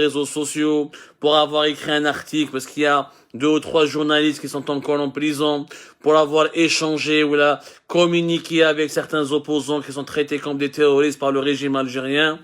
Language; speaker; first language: French; non-native, local second language; Arabic